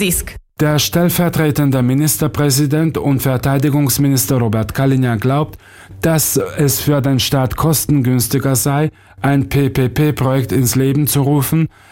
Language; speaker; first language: German; non-native, fluent; Slovak